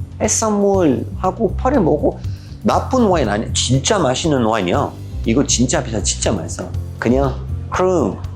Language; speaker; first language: Korean; non-native, learner; French